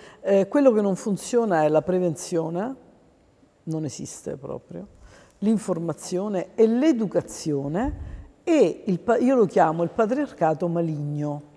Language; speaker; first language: Italian; native; Italian